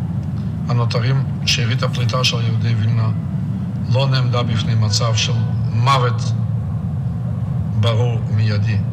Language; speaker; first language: Hebrew; non-native, fluent; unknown